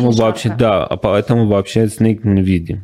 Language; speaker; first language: Russian; non-native, learner; Persian